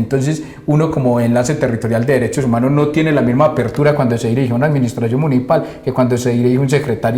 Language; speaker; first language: Spanish; native; Spanish